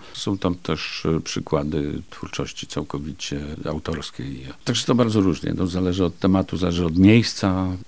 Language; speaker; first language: Polish; native; Polish